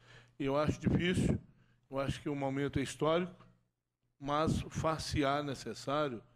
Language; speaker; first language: Portuguese; native; Portuguese